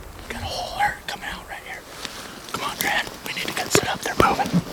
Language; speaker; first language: English; native; English